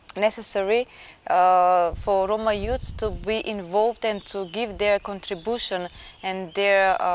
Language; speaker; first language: English; non-native, fluent; Macedonian